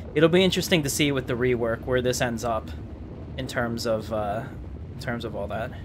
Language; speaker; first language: English; native; English